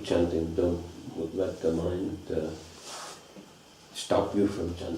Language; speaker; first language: English; non-native, fluent; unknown